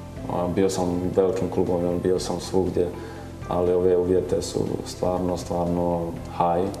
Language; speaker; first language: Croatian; early bilingual, heritage; Croatian